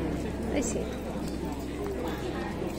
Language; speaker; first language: Italian; non-native, learner; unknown